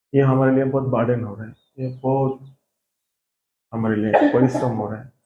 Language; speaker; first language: Hindi; non-native, local second language; Bangla